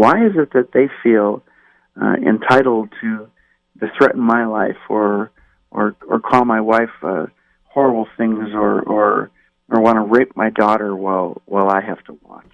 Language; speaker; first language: English; native; English